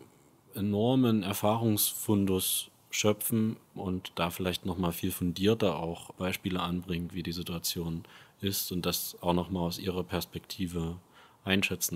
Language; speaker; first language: German; native; German